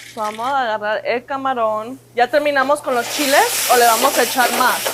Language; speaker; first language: Spanish; early bilingual, other home language; English